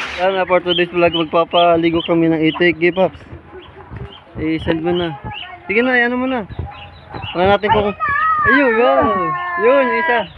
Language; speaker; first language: Filipino; non-native, local second language; Bikol